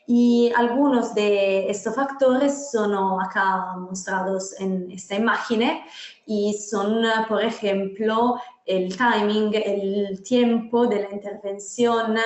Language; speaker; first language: Spanish; non-native, fluent; Italian